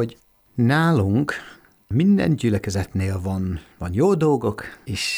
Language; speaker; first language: Hungarian; non-native, fluent; English